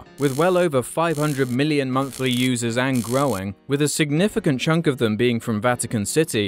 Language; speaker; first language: English; native; English